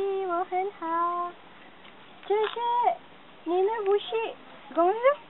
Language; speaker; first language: Chinese; non-native, learner; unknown